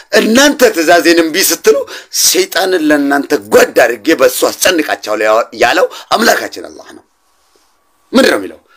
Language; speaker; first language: Amharic; non-native, local second language; Oromo